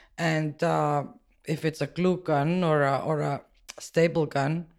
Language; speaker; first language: English; non-native, fluent; Icelandic